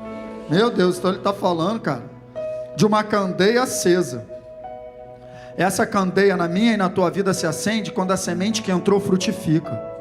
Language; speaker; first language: Portuguese; native; Portuguese